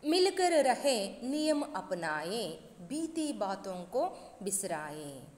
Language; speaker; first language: Hindi; non-native, local second language; Kannada